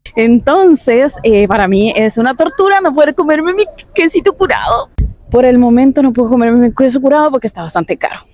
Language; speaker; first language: Spanish; native; Spanish